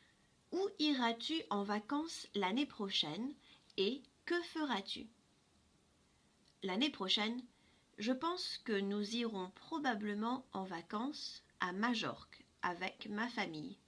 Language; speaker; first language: French; non-native, fluent; English